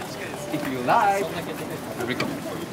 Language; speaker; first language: English; non-native, learner; Japanese